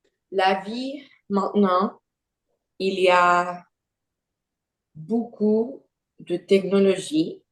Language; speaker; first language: French; non-native, learner; Portuguese